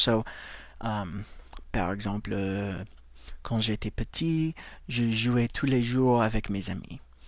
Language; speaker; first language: French; non-native, fluent; English